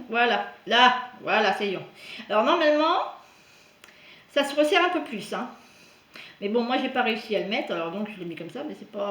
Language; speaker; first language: French; native; French